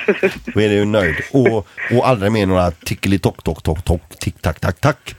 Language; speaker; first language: Swedish; native; Swedish